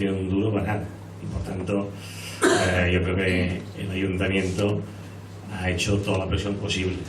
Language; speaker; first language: Spanish; non-native, local second language; Catalan